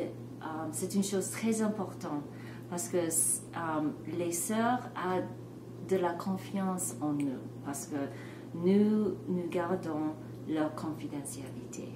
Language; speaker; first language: French; non-native, fluent; English